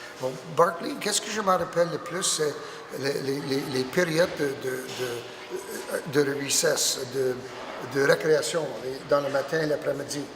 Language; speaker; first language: French; non-native, local second language; English